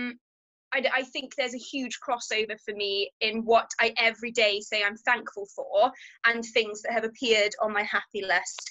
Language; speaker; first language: English; native; English